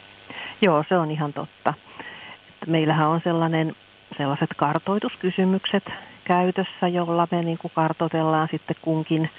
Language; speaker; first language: Finnish; native; Finnish